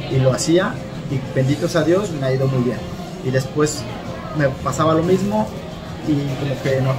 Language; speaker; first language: Spanish; native; Spanish